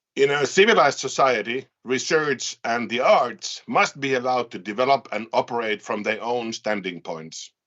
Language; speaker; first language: English; non-native, fluent; Finnish